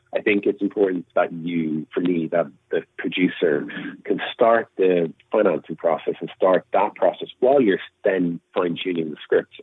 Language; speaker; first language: English; native; English